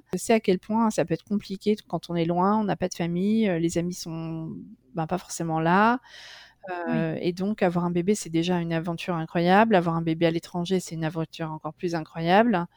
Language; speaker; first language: French; native; French